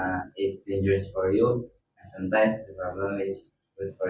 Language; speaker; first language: English; non-native, learner; Indonesian